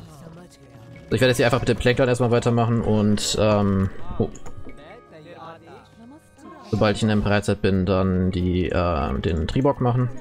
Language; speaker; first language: German; native; German